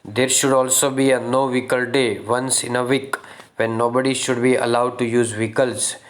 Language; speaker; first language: English; non-native, local second language; Gujarati